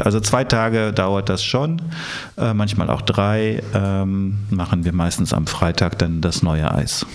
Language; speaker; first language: German; early bilingual, other home language; Italian